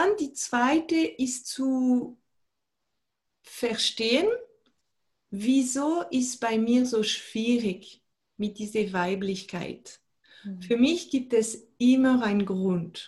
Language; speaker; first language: German; non-native, fluent; French